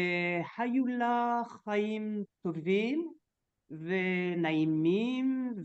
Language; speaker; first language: Hebrew; non-native, learner; French